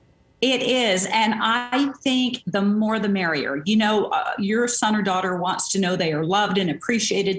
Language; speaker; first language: English; native; English